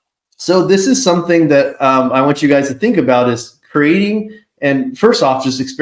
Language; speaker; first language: English; native; English